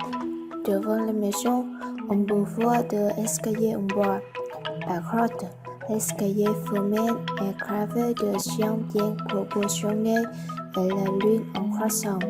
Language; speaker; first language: French; non-native, learner; Vietnamese